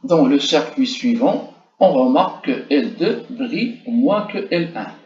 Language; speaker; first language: French; non-native, local second language; Arabic